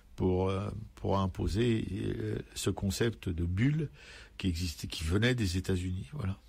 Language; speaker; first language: French; native; French